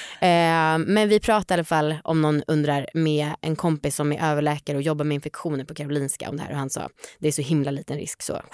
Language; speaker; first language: Swedish; native; Swedish